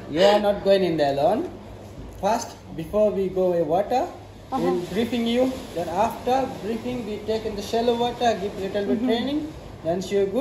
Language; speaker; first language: English; non-native, local second language; Divehi